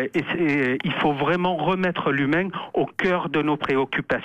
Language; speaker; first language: French; native; French